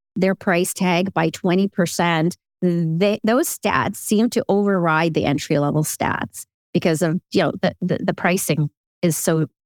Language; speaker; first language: English; early bilingual, other home language; Ukrainian